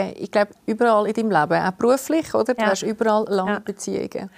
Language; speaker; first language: German; native; German